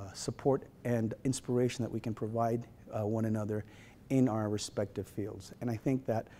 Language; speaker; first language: English; native; English